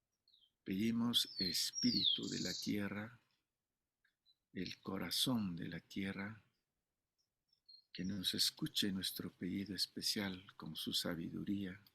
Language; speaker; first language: Spanish; non-native, fluent; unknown